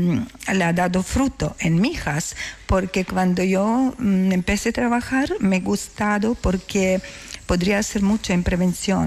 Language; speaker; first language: Spanish; non-native, learner; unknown